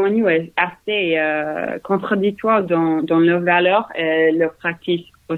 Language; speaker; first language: French; non-native, learner; English